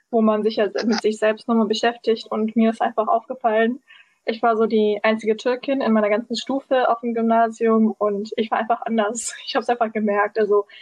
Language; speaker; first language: German; early bilingual, other home language; Turkish